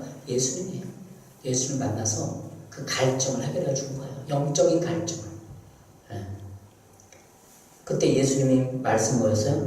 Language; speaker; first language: Korean; native; Korean